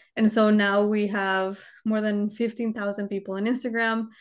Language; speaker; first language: English; early bilingual, other home language; Spanish